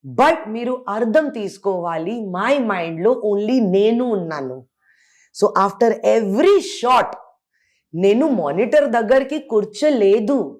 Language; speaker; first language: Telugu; non-native, local second language; Hindi